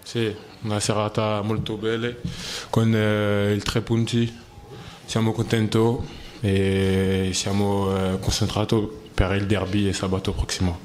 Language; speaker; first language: Italian; non-native, learner; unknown